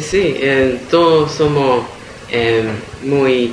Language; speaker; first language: Spanish; early bilingual, heritage; Spanish